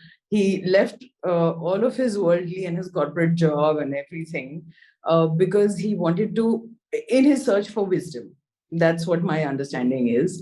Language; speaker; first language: English; non-native, local second language; Hindi